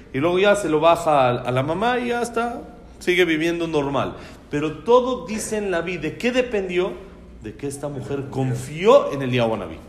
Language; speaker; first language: Spanish; native; Spanish